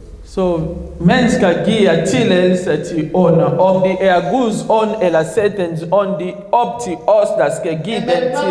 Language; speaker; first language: Danish; non-native, fluent; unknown